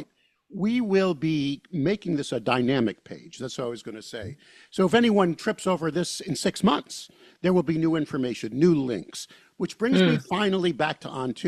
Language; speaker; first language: English; native; English